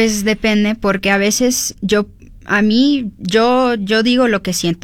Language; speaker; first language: Spanish; early bilingual, heritage; Spanish